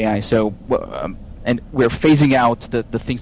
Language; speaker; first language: English; non-native, fluent; Hebrew